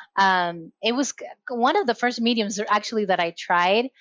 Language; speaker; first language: English; non-native, fluent; Spanish